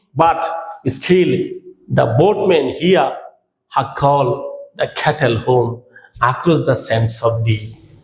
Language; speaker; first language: English; non-native, local second language; Bangla